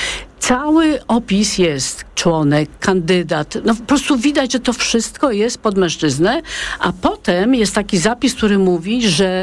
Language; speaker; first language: Polish; native; Polish